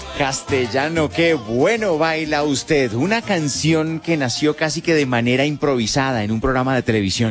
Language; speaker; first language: Spanish; native; Spanish